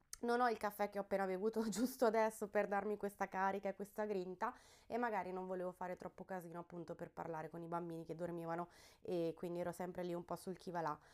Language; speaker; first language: Italian; early bilingual, heritage; Italian